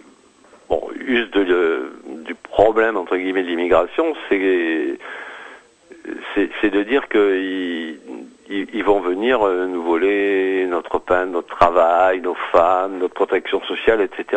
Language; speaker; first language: French; native; French